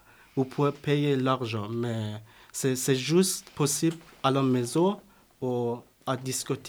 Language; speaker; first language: French; non-native, learner; Persian